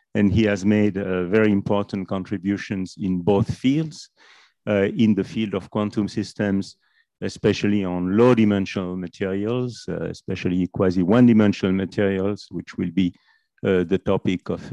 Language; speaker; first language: English; non-native, fluent; French